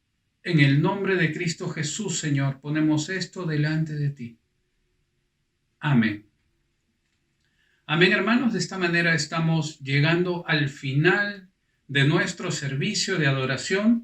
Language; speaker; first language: Spanish; native; Spanish